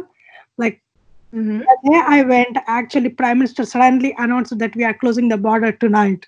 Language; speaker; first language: English; non-native, local second language; Telugu